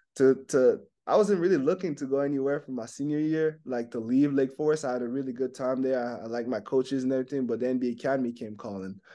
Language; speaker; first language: English; non-native, fluent; French